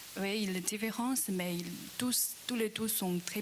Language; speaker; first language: French; non-native, learner; Chinese